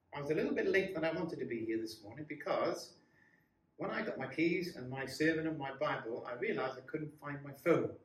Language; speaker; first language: English; native; English